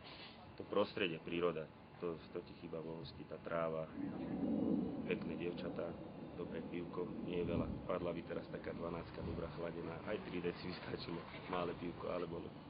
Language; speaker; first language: Slovak; native; Slovak